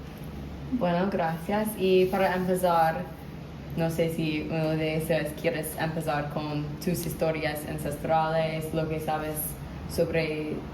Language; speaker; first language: Spanish; non-native, learner; English